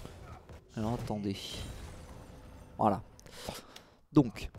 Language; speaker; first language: French; native; French